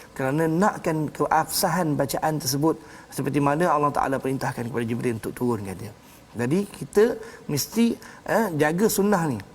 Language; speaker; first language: Malay; native; Malay